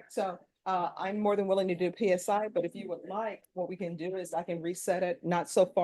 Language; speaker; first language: English; native; English